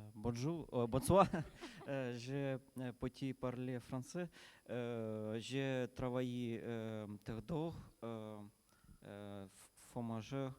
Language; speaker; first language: French; non-native, learner; Ukrainian